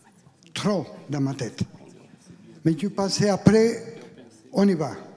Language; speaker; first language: French; non-native, learner; Spanish